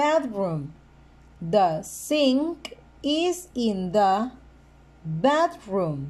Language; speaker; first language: English; non-native, fluent; Spanish